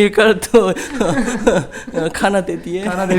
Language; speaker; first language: Urdu; non-native, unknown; Korean